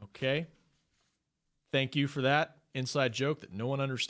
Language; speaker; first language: English; native; English